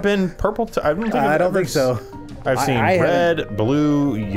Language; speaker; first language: English; native; English